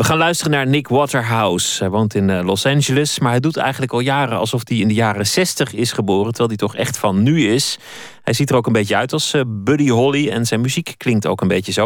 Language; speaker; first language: Dutch; native; Dutch